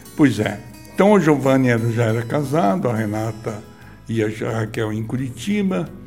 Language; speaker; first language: Portuguese; non-native, local second language; Italian